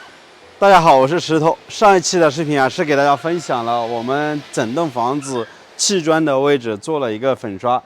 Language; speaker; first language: Chinese; native; Chinese